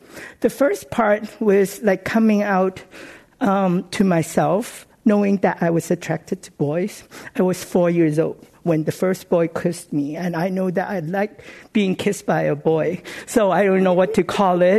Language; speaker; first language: English; non-native, local second language; Cantonese